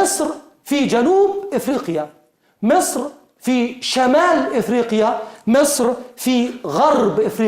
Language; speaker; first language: Arabic; non-native, fluent; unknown